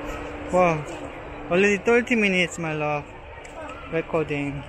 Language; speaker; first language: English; non-native, learner; Korean